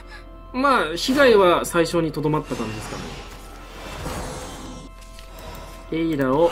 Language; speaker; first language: Japanese; native; Japanese